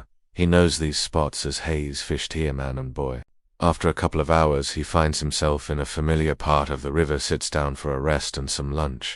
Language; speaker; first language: English; native; English